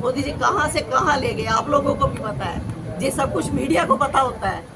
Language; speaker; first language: Hindi; non-native, local second language; Punjabi